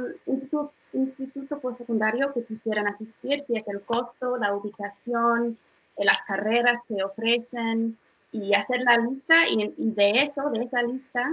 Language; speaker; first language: Spanish; non-native, fluent; English